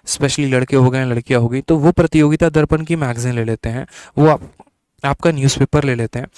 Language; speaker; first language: Hindi; native; Hindi